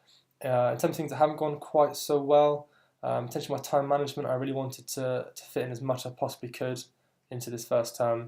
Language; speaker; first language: English; native; English